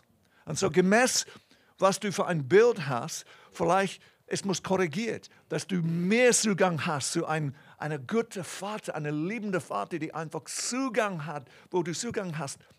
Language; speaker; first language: German; non-native, fluent; English